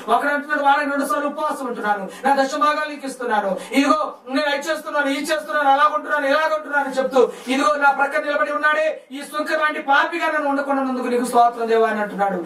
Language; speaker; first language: Telugu; non-native, local second language; Lambadi